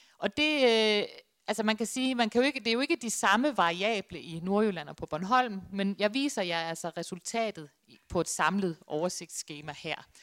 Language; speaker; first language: Danish; native; Danish